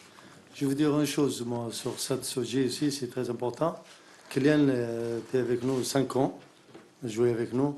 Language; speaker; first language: French; non-native, learner; Arabic